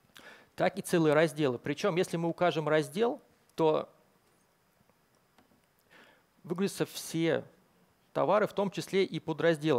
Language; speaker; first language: Russian; native; Russian